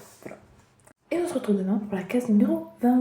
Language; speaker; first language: French; native; French